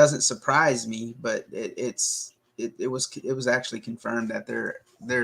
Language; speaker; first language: English; native; English